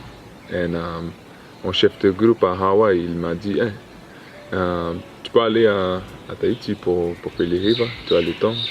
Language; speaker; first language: French; non-native, learner; English